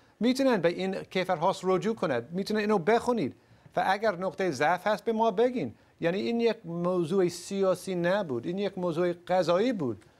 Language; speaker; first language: Persian; non-native, fluent; English